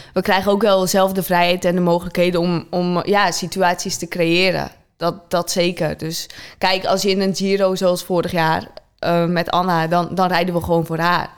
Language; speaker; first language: Dutch; native; Dutch